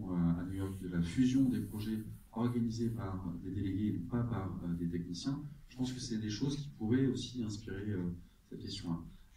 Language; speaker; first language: French; native; French